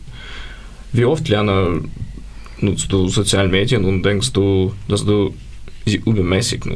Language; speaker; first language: German; non-native, learner; Ukrainian